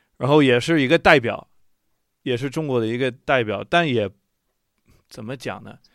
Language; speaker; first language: Chinese; non-native, fluent; English